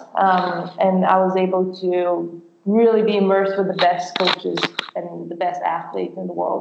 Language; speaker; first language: English; non-native, fluent; Portuguese